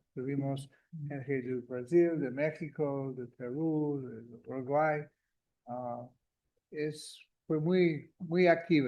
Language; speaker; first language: Spanish; non-native, fluent; English